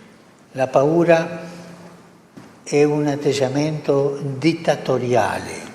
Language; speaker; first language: Italian; non-native, fluent; Spanish